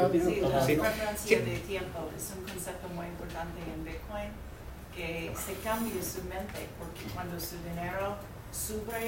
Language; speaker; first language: Spanish; non-native, learner; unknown